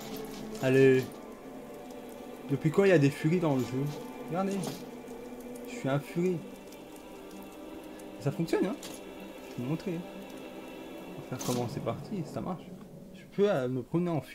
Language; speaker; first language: French; native; French